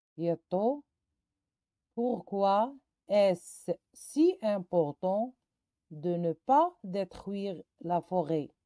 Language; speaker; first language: French; non-native, local second language; Arabic